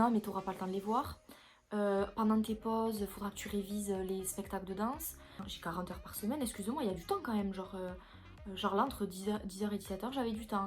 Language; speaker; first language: French; native; French